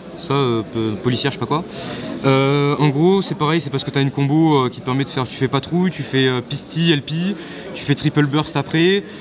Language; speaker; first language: French; native; French